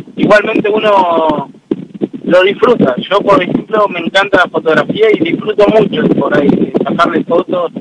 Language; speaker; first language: Spanish; native; Spanish